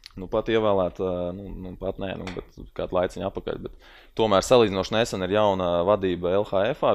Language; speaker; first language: Latvian; native; Latvian